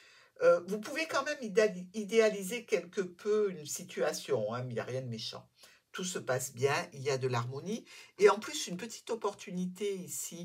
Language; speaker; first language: French; native; French